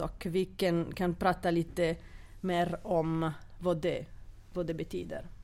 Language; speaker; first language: Swedish; non-native, fluent; Italian